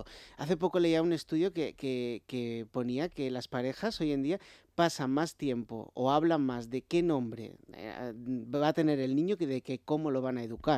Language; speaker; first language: Spanish; native; Spanish